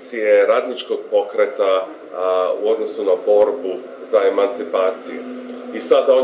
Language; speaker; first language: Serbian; non-native, fluent; English